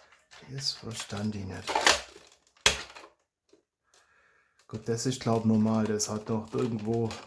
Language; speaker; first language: German; native; German